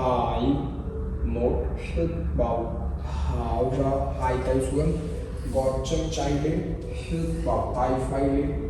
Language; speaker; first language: Vietnamese; non-native, fluent; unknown